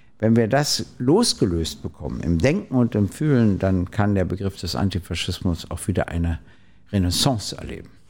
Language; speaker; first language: German; native; German